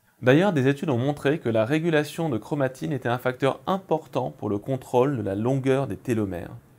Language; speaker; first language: French; native; French